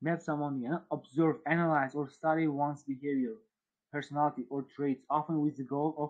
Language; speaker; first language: English; non-native, fluent; Uzbek